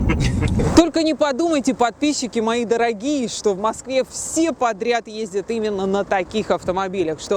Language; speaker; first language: Russian; native; Russian